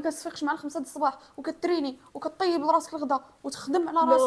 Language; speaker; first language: Arabic; native; Arabic